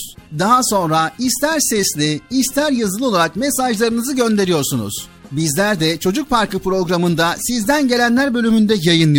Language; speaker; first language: Turkish; native; Turkish